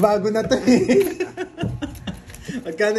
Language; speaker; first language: Filipino; native; Filipino